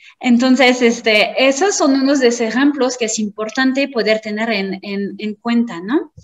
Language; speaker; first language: Spanish; non-native, fluent; French